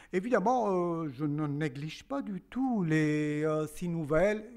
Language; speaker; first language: French; non-native, local second language; Armenian